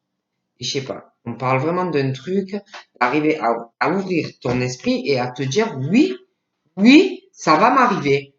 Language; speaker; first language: French; native; French